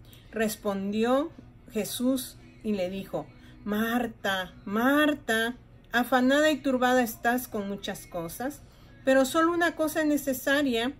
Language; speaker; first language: Spanish; native; Spanish